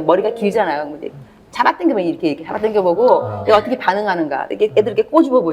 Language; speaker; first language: Korean; native; Korean